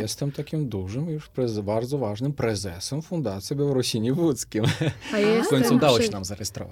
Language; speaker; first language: Polish; non-native, fluent; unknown